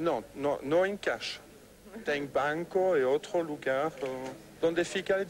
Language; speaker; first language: Portuguese; non-native, learner; French